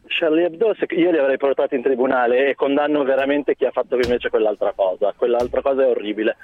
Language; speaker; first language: Italian; early bilingual, other home language; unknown